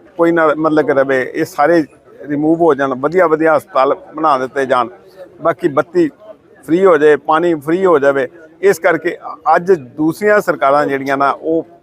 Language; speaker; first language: Punjabi; non-native, local second language; Hindi